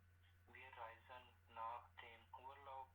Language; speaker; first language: German; non-native, learner; Urdu